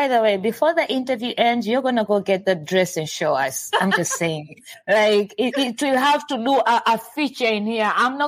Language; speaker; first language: English; non-native, local second language; Swahili